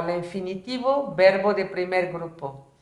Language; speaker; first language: Spanish; non-native, fluent; French